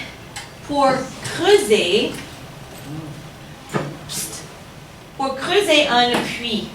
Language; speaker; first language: French; non-native, fluent; English